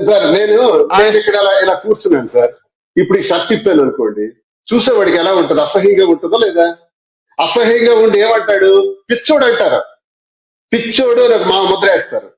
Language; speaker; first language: Telugu; native; Telugu